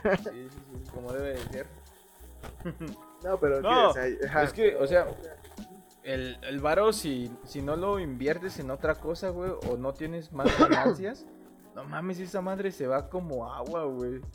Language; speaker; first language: Spanish; native; Spanish